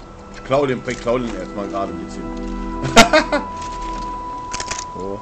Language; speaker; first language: German; native; German